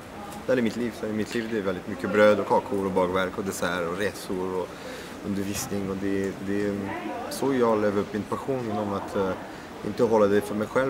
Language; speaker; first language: Swedish; non-native, fluent; French